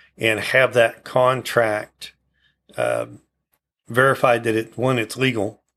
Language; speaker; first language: English; native; English